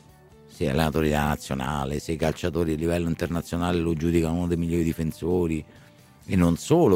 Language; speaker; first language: Italian; native; Italian